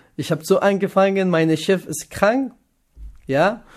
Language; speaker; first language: German; non-native, learner; Kurdish